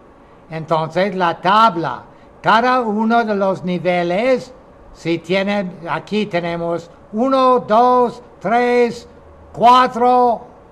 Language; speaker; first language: Spanish; non-native, fluent; English